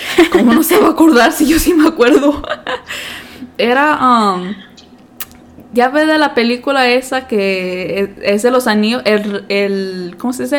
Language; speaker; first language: Spanish; early bilingual, heritage; Spanish